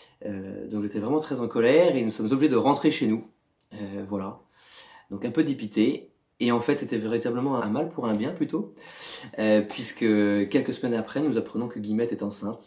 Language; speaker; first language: French; native; French